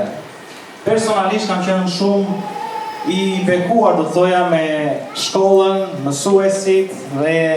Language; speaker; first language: Albanian; native; Albanian